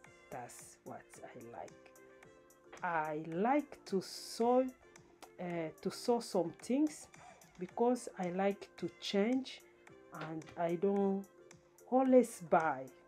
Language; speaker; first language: English; non-native, learner; Lingala